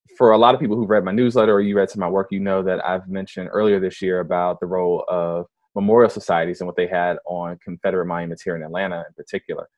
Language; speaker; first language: English; native; English